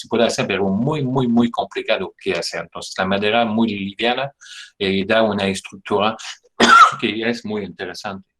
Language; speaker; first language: Spanish; non-native, fluent; French